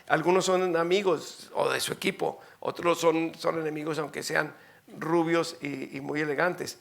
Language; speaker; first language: Spanish; native; Spanish